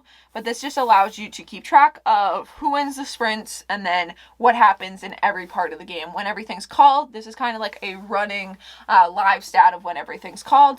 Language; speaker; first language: English; native; English